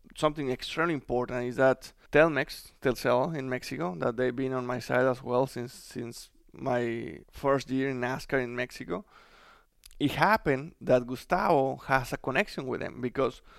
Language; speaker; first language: English; non-native, fluent; Spanish